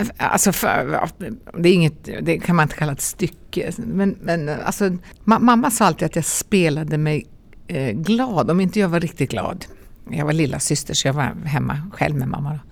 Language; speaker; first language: Swedish; native; Swedish